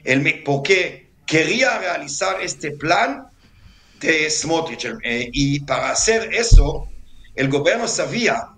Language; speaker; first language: Spanish; non-native, fluent; Hebrew